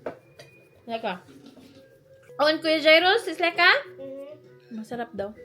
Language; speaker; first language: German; non-native, learner; Filipino